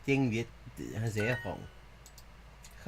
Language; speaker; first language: Vietnamese; non-native, learner; English